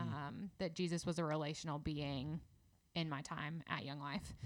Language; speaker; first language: English; native; English